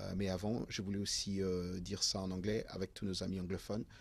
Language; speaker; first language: French; non-native, local second language; Haitian Creole